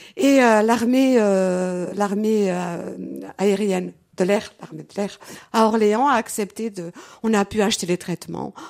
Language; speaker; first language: French; early bilingual, other home language; Portuguese